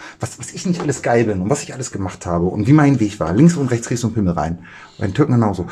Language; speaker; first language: German; native; German